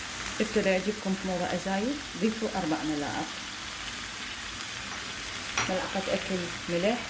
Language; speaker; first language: Arabic; native; Arabic